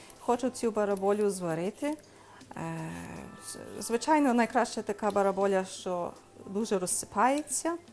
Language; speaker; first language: Ukrainian; early bilingual, heritage; Ukrainian